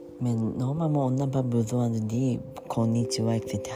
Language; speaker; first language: French; non-native, learner; Japanese